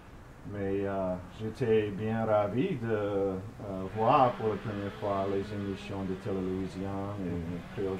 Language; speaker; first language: French; non-native, fluent; English